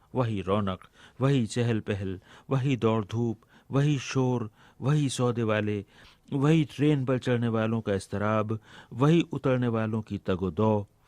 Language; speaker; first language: Urdu; native; Urdu